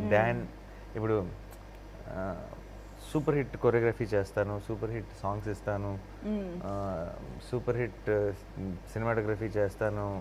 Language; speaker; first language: Telugu; native; Telugu